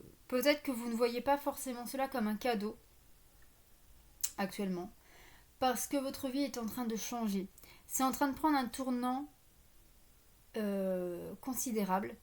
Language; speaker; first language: French; native; French